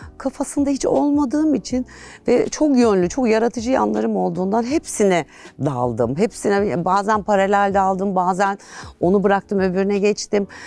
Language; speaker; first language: Turkish; native; Turkish